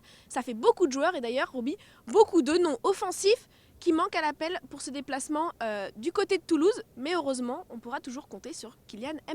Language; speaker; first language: French; native; French